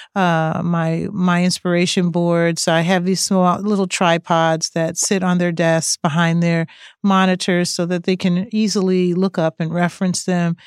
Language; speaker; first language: English; native; English